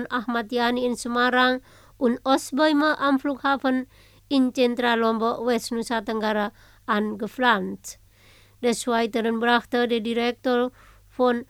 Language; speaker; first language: German; non-native, fluent; Indonesian